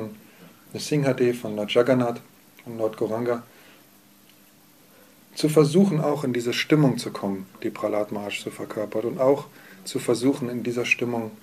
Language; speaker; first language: German; native; German